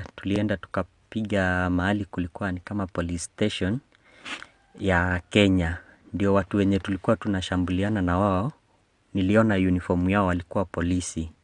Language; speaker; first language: Swahili; non-native, local second language; Kamba